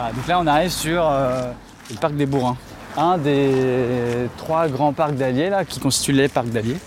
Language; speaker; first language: French; native; French